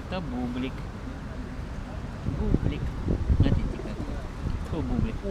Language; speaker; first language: Russian; native; Russian